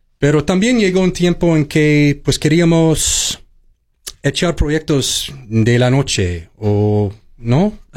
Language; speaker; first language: Spanish; non-native, fluent; English